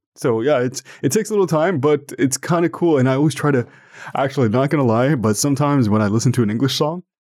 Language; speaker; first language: English; non-native, fluent; French